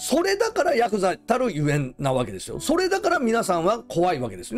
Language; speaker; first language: Japanese; native; Japanese